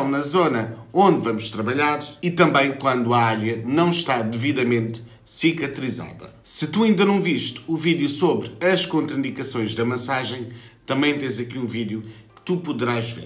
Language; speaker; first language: Portuguese; native; Portuguese